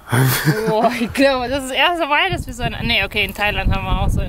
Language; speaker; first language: German; non-native, fluent; Russian